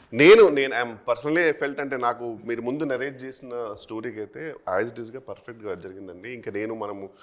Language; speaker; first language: Telugu; native; Telugu